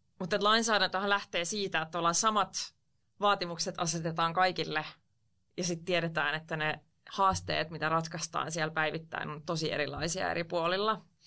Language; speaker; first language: Finnish; non-native, local second language; Swedish